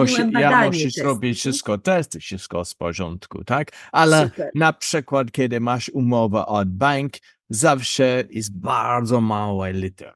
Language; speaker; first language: Polish; non-native, learner; English